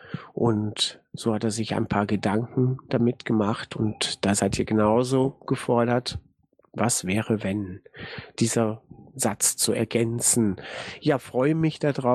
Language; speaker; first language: German; native; German